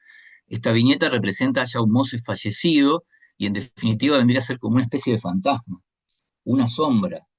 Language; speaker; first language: Spanish; native; Spanish